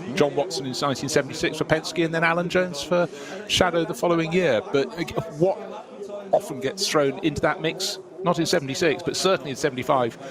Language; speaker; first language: English; native; English